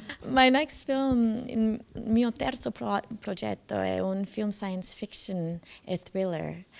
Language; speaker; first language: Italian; non-native, learner; English